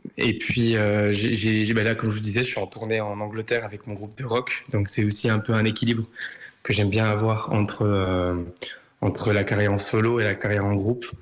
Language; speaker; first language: French; early bilingual, other home language; Turkish